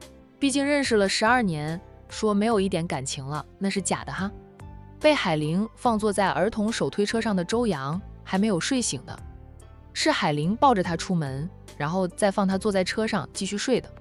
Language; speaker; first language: Chinese; native; Chinese